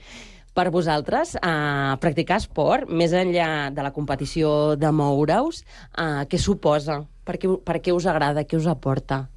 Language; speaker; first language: Catalan; native; Catalan